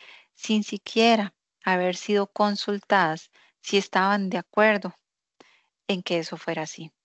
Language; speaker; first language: Spanish; native; Spanish